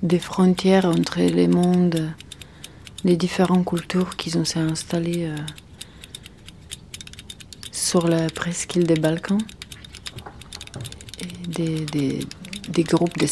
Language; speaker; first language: French; non-native, fluent; Serbian